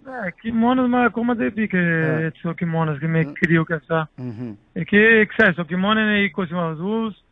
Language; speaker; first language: Greek; non-native, learner; Portuguese